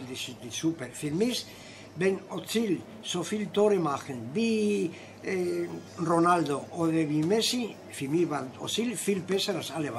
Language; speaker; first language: German; non-native, fluent; Spanish